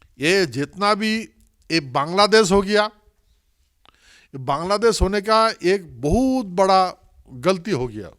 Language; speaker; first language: Hindi; non-native, local second language; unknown